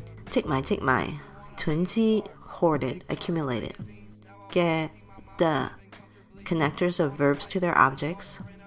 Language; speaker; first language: English; native; English